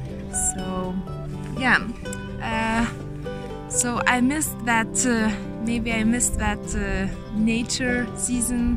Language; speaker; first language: English; non-native, learner; Lithuanian